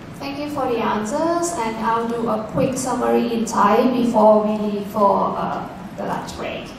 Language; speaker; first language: English; non-native, fluent; Thai